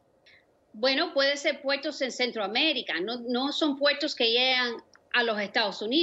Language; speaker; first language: Spanish; early bilingual, other home language; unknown